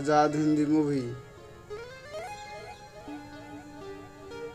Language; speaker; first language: Hindi; non-native, local second language; Odia